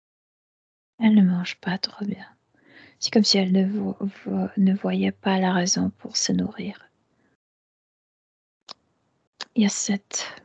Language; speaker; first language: French; non-native, fluent; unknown